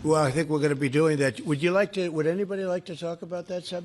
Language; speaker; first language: English; native; English